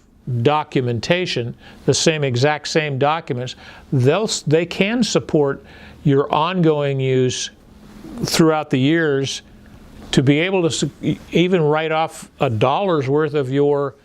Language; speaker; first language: English; native; English